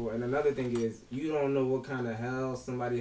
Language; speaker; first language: English; early bilingual, other home language; Lingala